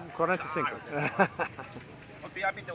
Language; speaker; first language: Spanish; non-native, learner; English